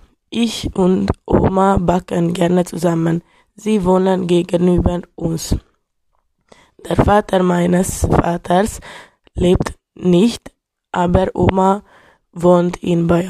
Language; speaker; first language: German; non-native, learner; Hungarian